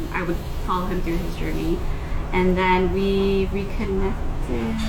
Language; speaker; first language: English; native; English